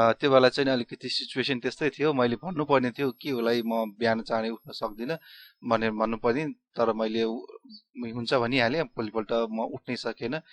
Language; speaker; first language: Nepali; non-native, local second language; Newari